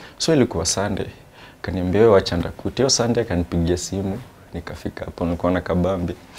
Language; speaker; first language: Swahili; native; Swahili